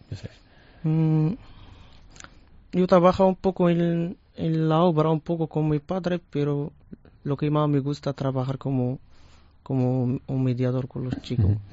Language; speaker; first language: Spanish; non-native, learner; Arabic